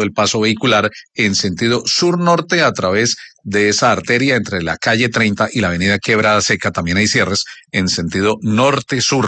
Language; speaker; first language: Spanish; native; Spanish